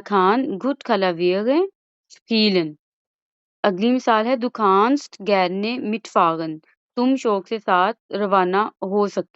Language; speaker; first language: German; non-native, fluent; Urdu